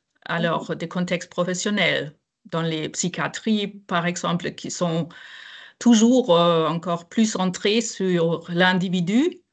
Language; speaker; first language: French; non-native, fluent; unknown